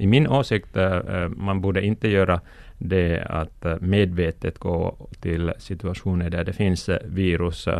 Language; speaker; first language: Swedish; non-native, local second language; Finnish